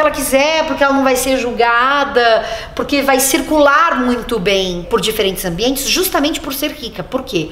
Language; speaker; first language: Portuguese; native; Portuguese